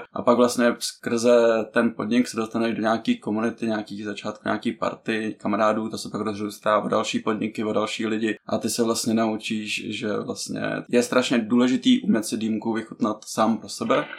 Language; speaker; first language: Czech; non-native, fluent; Ukrainian